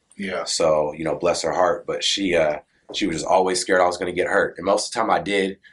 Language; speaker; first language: English; native; English